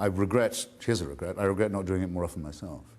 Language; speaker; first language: English; native; English